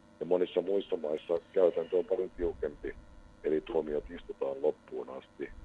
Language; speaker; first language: Finnish; native; Finnish